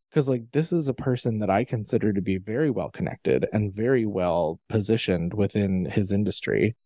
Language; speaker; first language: English; native; English